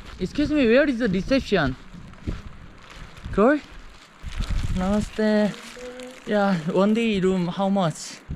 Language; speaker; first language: English; non-native, learner; Korean